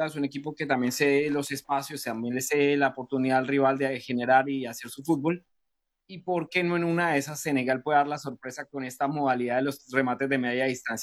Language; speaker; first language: Spanish; native; Spanish